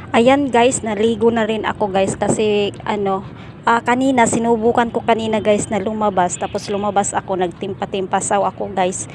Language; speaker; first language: Filipino; non-native, local second language; Cebuano